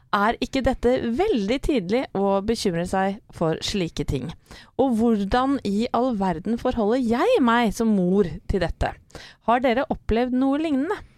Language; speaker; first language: Norwegian; native; Norwegian